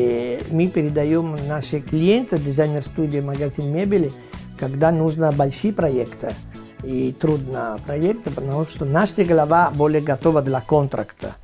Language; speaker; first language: Russian; non-native, learner; Italian